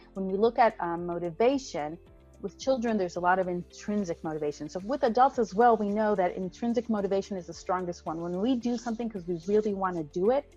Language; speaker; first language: English; non-native, fluent; Hebrew